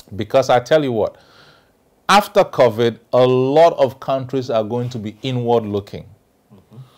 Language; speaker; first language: English; non-native, local second language; Ewe